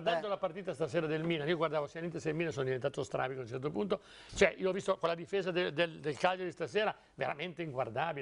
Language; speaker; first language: Italian; native; Italian